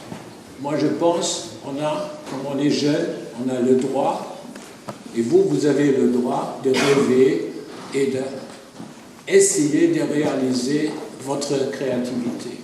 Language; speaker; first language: French; non-native, fluent; German